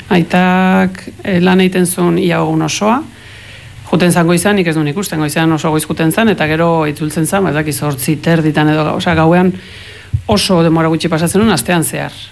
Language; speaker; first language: Basque; early bilingual, heritage; Basque